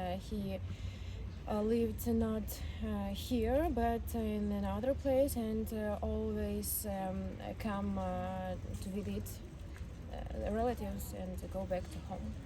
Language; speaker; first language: English; non-native, learner; Ukrainian